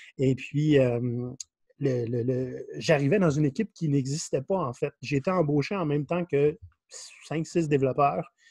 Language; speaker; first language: French; native; French